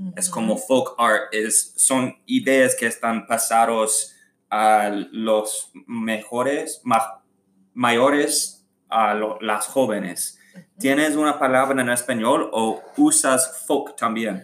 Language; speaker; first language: Spanish; non-native, learner; English